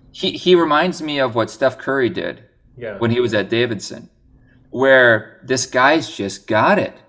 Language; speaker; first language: English; native; English